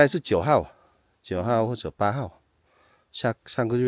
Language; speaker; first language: Chinese; non-native, learner; Vietnamese